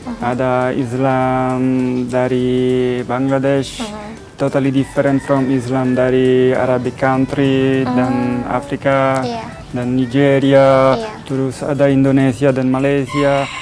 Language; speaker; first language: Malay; non-native, learner; Italian